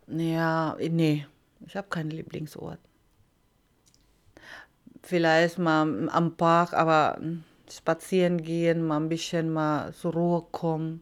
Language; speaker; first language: German; non-native, fluent; Iloko